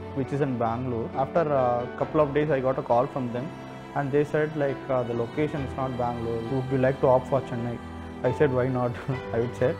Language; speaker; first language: English; non-native, local second language; Tamil